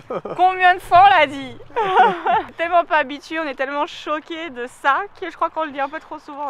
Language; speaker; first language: French; native; French